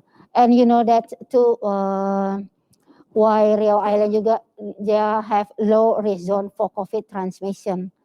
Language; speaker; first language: English; non-native, learner; Indonesian